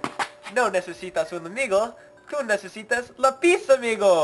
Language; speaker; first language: Spanish; non-native, learner; English